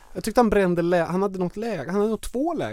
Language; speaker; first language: Swedish; native; Swedish